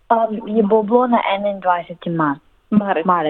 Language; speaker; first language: Slovenian; early bilingual, heritage; Slovenian